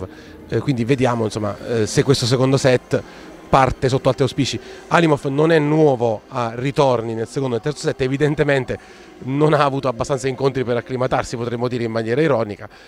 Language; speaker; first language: Italian; native; Italian